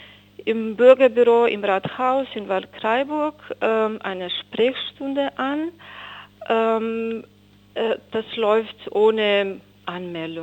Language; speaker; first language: German; non-native, fluent; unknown